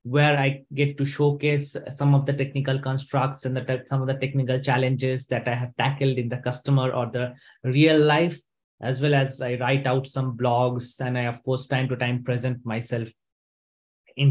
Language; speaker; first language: English; non-native, local second language; Bangla